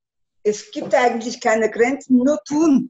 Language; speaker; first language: German; non-native, learner; Turkish